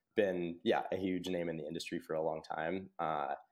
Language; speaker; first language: English; native; English